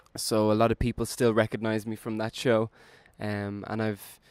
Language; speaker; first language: English; native; English